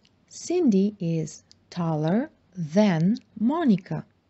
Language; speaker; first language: English; non-native, fluent; Bulgarian